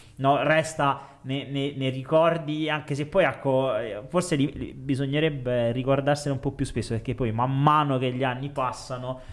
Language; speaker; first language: Italian; native; Italian